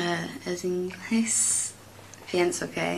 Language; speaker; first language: Spanish; non-native, learner; English